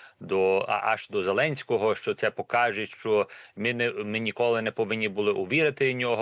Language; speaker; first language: Ukrainian; early bilingual, heritage; Ukrainian